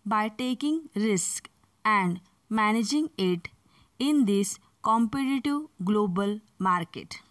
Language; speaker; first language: English; non-native, local second language; Marathi